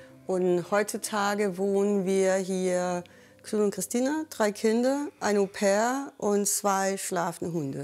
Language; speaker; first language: German; non-native, fluent; Danish